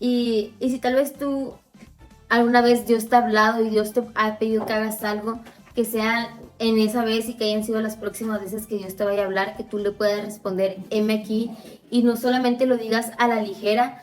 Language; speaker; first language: Spanish; native; Spanish